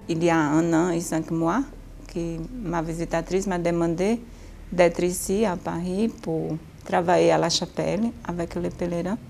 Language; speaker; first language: French; non-native, learner; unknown